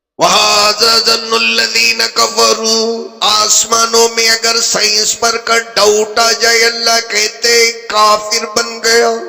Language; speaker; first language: Urdu; native; Urdu